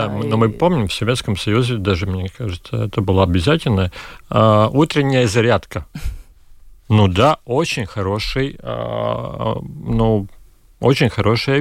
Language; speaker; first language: Russian; non-native, local second language; Latvian